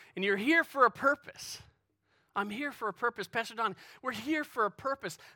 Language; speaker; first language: English; native; English